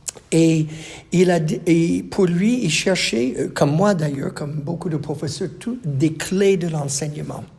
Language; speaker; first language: French; non-native, fluent; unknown